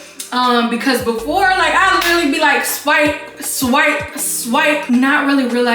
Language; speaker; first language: English; native; English